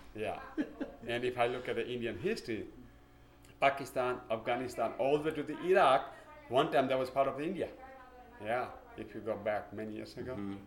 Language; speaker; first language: English; non-native, local second language; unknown